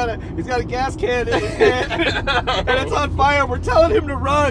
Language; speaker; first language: English; native; English